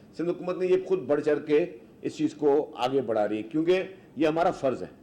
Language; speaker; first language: Urdu; non-native, local second language; Sindhi